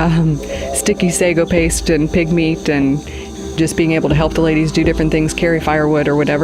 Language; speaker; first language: English; native; English